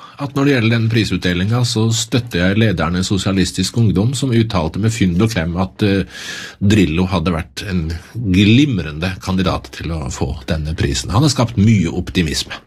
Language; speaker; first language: Norwegian; native; Norwegian